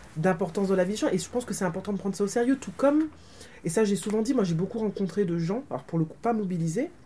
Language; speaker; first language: French; native; French